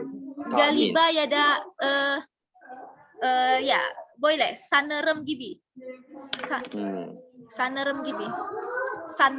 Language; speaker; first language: Turkish; non-native, fluent; Indonesian